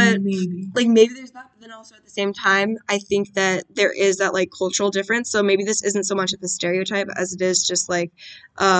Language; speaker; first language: English; native; English